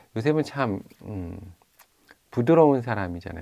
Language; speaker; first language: Korean; native; Korean